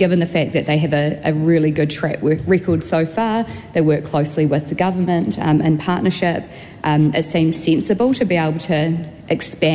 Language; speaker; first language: English; native; English